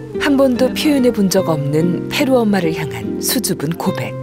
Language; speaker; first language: Korean; native; Korean